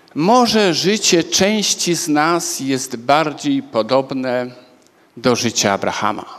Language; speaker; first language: Polish; native; Polish